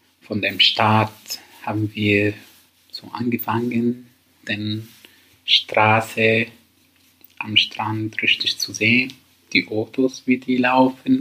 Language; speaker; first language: German; non-native, learner; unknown